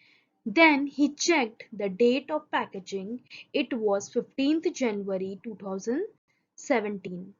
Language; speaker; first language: English; non-native, local second language; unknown